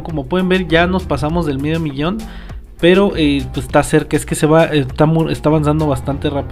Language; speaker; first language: Spanish; native; Spanish